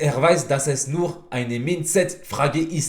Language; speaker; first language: German; non-native, fluent; French